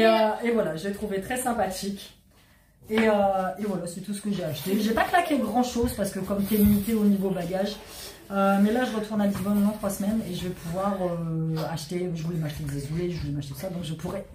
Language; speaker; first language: French; native; French